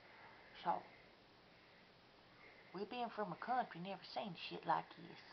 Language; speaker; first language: English; native; English